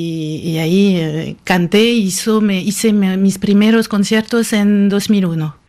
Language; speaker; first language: Spanish; non-native, fluent; French